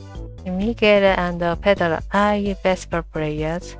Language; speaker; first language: English; non-native, learner; Japanese